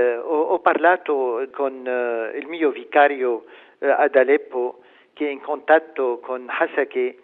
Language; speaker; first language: Italian; non-native, fluent; Arabic